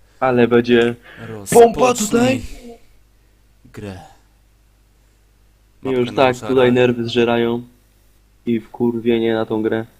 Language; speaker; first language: Polish; native; Polish